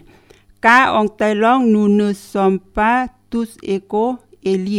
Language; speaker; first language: French; non-native, learner; Thai